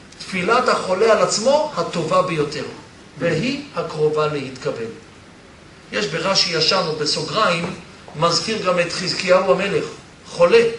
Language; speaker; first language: Hebrew; early bilingual, other home language; Polish